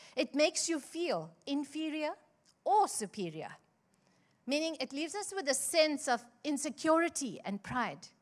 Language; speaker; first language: English; native; English